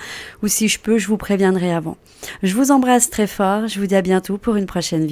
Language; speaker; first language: French; native; French